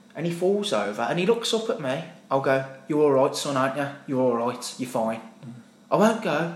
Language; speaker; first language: English; native; English